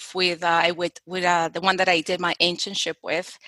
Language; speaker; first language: English; non-native, fluent; Spanish